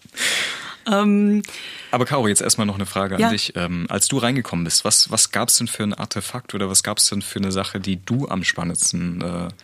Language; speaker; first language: German; native; German